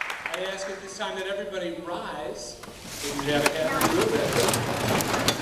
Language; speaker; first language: English; native; English